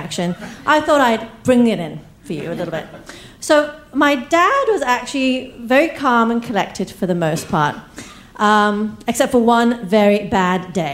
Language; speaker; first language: English; native; English